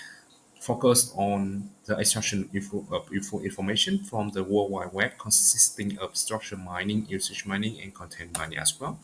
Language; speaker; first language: English; non-native, learner; Vietnamese